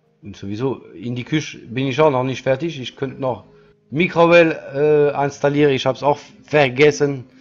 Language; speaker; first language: German; non-native, learner; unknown